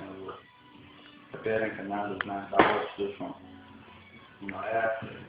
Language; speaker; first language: Russian; non-native, local second language; Chechen